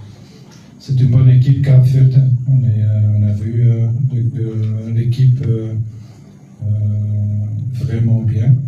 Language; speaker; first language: French; non-native, local second language; Dutch